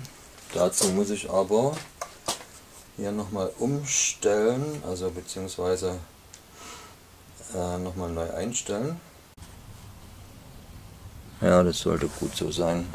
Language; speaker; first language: German; native; German